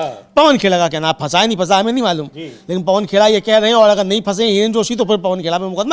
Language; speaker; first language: Hindi; native; Hindi